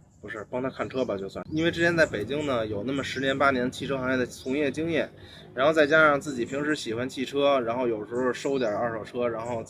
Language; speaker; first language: Chinese; native; Chinese